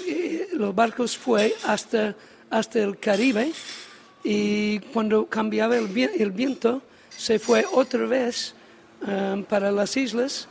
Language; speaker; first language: Spanish; non-native, learner; English